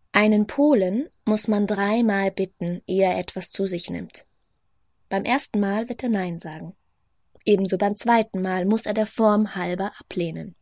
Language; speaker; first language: German; native; German